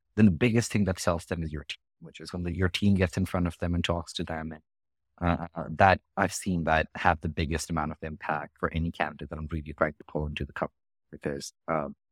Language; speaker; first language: English; non-native, local second language; Hindi